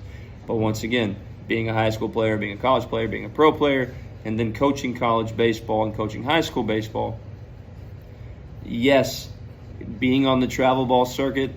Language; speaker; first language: English; native; English